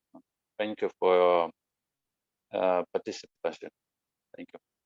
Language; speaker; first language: English; non-native, learner; Russian